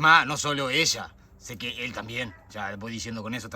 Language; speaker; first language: Spanish; native; Spanish